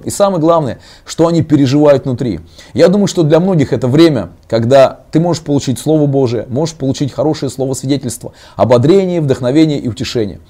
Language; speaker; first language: Russian; native; Russian